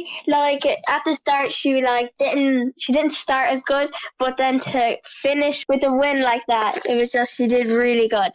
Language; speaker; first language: English; native; English